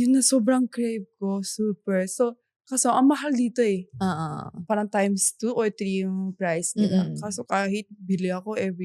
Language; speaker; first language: Filipino; non-native, learner; Japanese